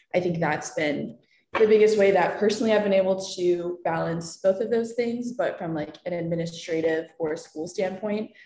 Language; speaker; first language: English; native; English